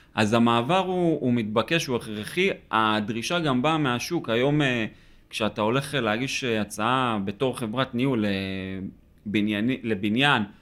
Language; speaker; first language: Hebrew; native; Hebrew